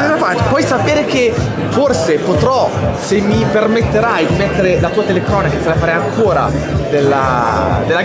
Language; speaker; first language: Italian; native; Italian